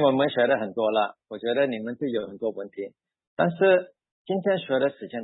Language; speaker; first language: Chinese; early bilingual, heritage; Chinese